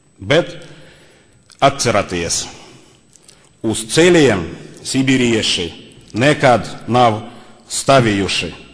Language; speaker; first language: Latvian; non-native, learner; Russian